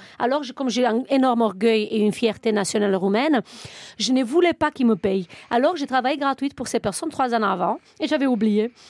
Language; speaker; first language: French; non-native, fluent; Romanian